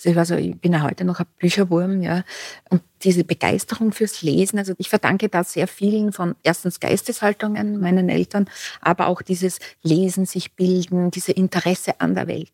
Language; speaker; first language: German; native; German